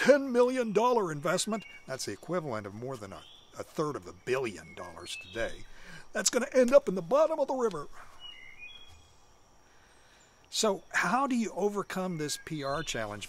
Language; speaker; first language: English; native; English